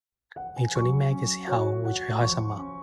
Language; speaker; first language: Cantonese; native; Cantonese